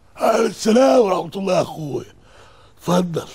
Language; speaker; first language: Arabic; native; Arabic